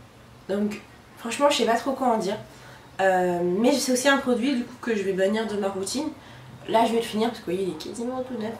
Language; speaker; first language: French; native; French